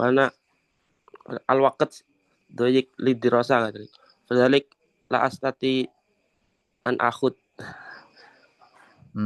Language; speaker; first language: Arabic; non-native, learner; Indonesian